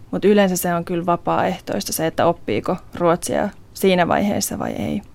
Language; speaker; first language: Finnish; non-native, local second language; Swedish